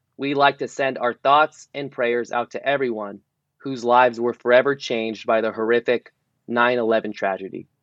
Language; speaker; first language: English; native; English